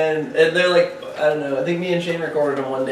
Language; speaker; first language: English; native; English